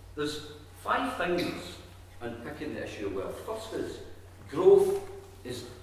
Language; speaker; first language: English; native; English